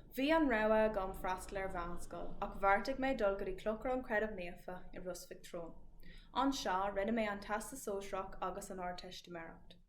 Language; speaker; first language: Irish; non-native, local second language; English